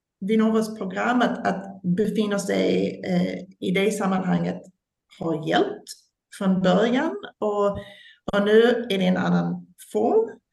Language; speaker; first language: Swedish; non-native, fluent; English